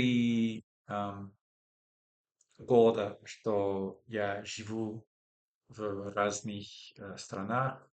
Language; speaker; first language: Russian; non-native, learner; English